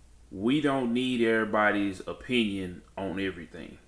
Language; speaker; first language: English; native; English